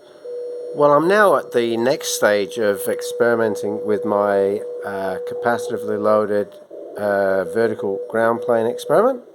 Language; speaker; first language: English; native; English